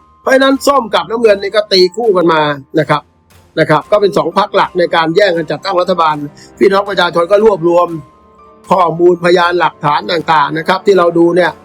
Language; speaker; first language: Thai; native; Thai